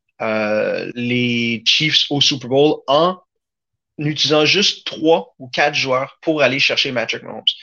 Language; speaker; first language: French; native; French